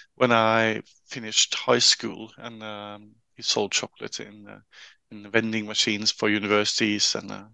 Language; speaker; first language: English; non-native, fluent; Norwegian